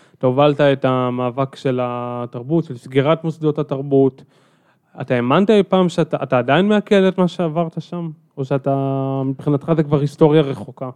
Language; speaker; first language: Hebrew; native; Hebrew